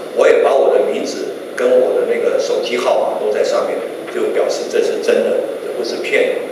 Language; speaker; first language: Chinese; native; Chinese